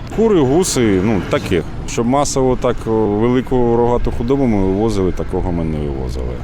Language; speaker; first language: Ukrainian; native; Ukrainian